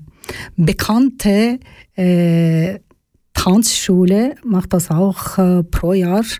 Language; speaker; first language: German; non-native, learner; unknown